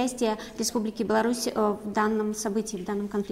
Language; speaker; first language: Russian; non-native, fluent; Chinese